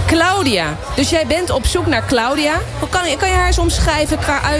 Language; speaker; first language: Dutch; native; Dutch